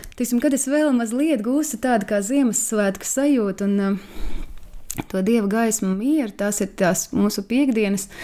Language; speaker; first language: Latvian; native; Latvian